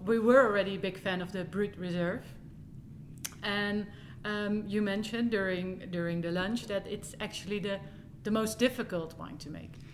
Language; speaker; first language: English; non-native, fluent; Dutch